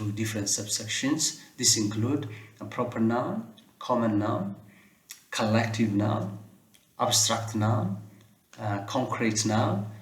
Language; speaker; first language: English; non-native, local second language; Amharic